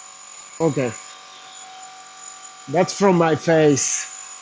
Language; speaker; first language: English; non-native, fluent; Italian